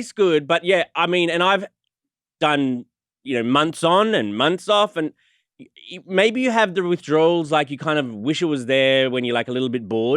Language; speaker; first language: English; native; English